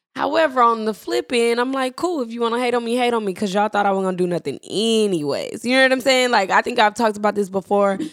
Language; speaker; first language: English; native; English